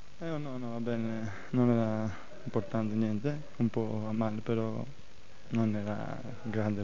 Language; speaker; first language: Italian; non-native, learner; Greek